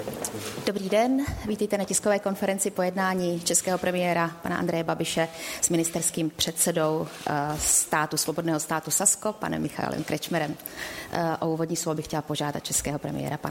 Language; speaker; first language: Czech; native; Czech